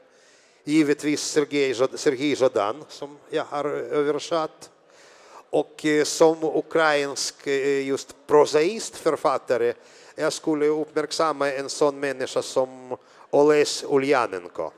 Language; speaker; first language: Swedish; non-native, fluent; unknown